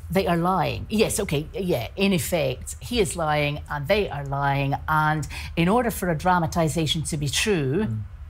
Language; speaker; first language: English; native; English